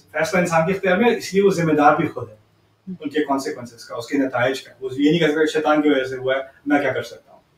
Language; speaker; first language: Urdu; early bilingual, heritage; Urdu